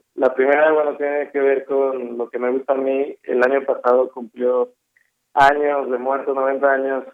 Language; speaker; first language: Spanish; native; Spanish